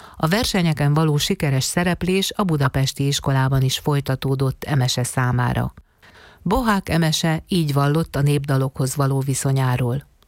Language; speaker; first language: Hungarian; native; Hungarian